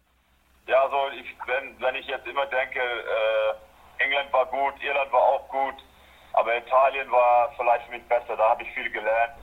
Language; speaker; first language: German; non-native, fluent; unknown